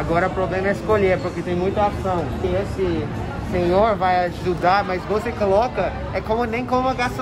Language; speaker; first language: Portuguese; non-native, fluent; English